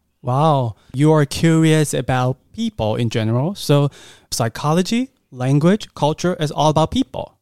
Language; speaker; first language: English; non-native, fluent; Chinese